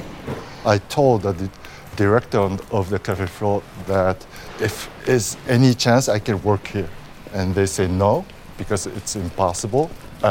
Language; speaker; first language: English; non-native, fluent; Japanese